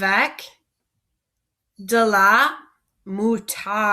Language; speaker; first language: French; non-native, fluent; English